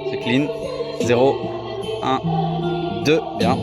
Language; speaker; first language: French; native; French